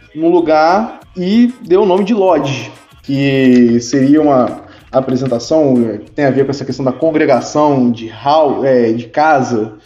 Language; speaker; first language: Portuguese; native; Portuguese